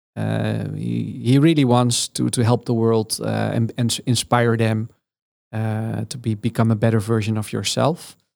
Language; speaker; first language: English; non-native, fluent; Dutch